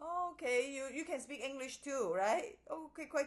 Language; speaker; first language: English; non-native, local second language; Cantonese